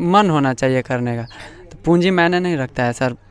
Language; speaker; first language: Hindi; native; Hindi